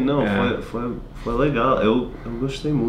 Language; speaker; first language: Portuguese; non-native, learner; English